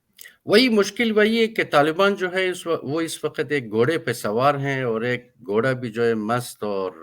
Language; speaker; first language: Hindi; non-native, fluent; Persian